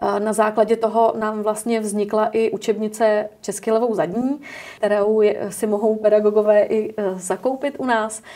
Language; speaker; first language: Czech; native; Czech